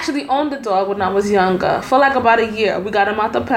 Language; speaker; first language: English; native; English